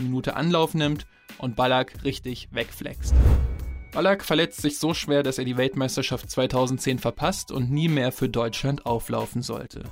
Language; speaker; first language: German; native; German